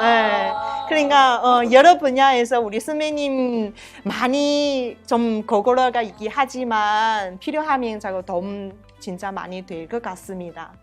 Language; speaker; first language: Korean; non-native, learner; Chinese